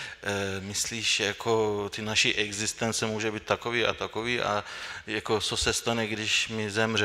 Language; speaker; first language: Czech; non-native, fluent; Turkish